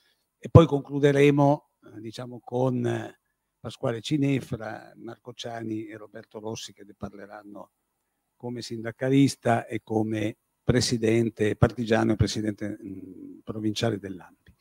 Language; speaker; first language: Italian; native; Italian